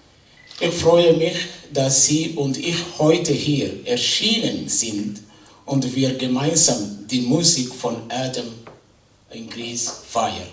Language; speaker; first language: German; non-native, fluent; Somali